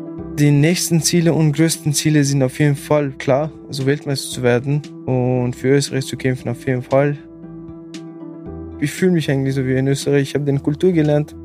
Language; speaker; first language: German; non-native, fluent; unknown